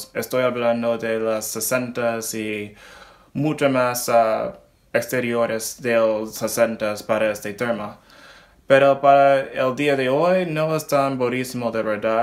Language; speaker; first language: Spanish; non-native, learner; English